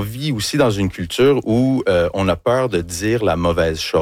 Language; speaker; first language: French; early bilingual, other home language; English